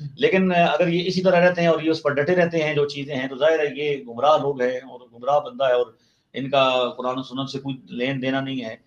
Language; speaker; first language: Urdu; non-native, local second language; Punjabi